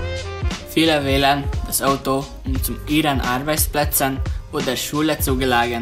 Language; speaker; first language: German; non-native, learner; Hungarian